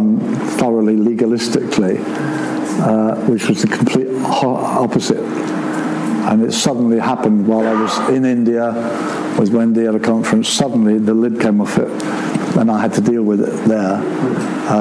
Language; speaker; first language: English; native; English